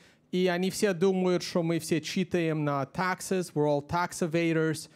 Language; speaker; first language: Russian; early bilingual, heritage; Russian